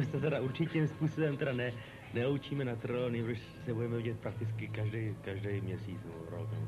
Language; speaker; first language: Czech; native; Czech